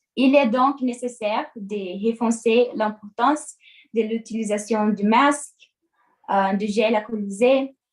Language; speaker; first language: French; non-native, learner; Portuguese